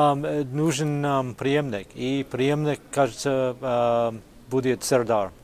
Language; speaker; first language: Russian; non-native, fluent; English